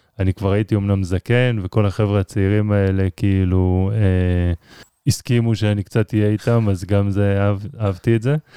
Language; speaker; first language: Hebrew; native; Hebrew